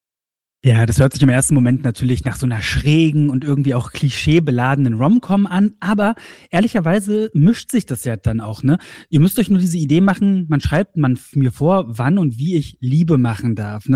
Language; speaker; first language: German; native; German